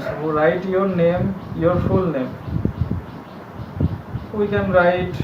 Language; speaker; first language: English; non-native, local second language; Bangla